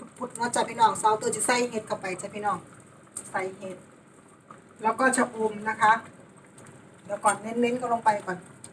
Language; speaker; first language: Thai; native; Thai